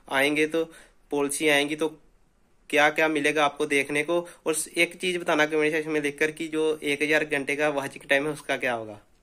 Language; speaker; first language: Hindi; native; Hindi